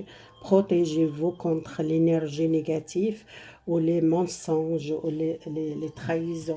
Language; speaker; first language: French; non-native, learner; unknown